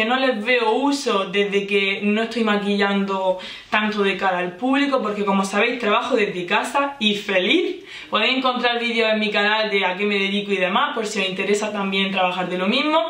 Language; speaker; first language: Spanish; native; Spanish